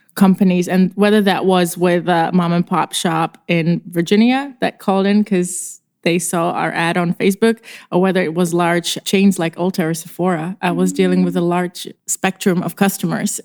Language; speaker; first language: English; non-native, fluent; Czech